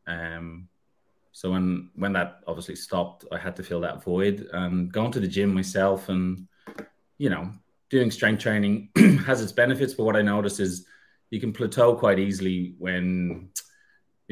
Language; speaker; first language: English; native; English